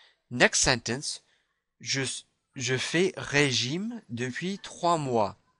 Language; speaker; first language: French; non-native, fluent; English